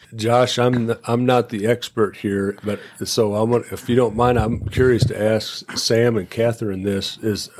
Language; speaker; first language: English; native; English